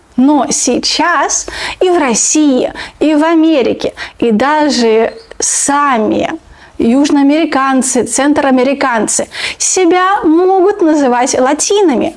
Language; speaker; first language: Russian; native; Russian